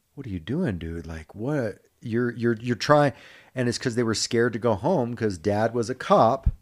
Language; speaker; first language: English; native; English